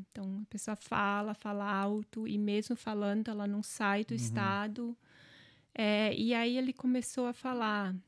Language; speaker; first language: Portuguese; non-native, local second language; German